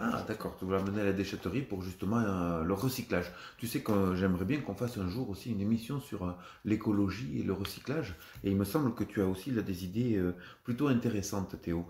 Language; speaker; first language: French; native; French